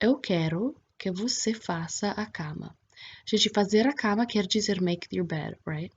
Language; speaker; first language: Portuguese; non-native, fluent; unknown